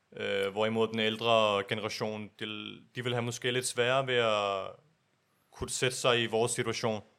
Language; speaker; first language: Danish; early bilingual, other home language; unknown